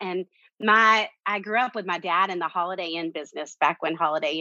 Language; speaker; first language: English; native; English